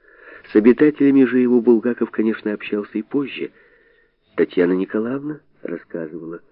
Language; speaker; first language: Russian; native; Russian